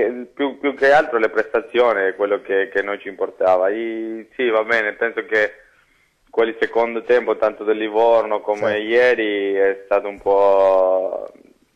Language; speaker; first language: Italian; non-native, fluent; Spanish